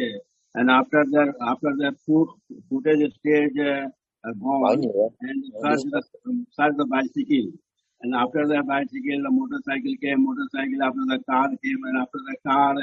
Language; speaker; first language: English; non-native, learner; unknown